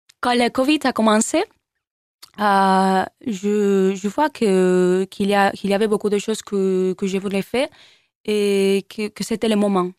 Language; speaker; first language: French; non-native, learner; Spanish